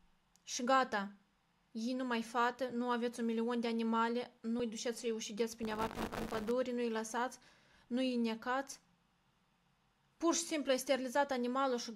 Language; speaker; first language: Romanian; native; Romanian